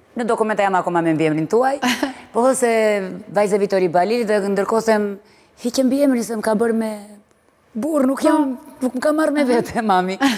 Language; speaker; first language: Albanian; early bilingual, heritage; Albanian